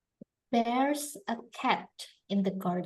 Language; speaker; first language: English; non-native, learner; Indonesian